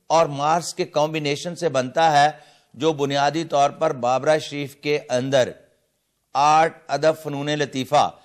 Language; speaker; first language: Urdu; non-native, local second language; Punjabi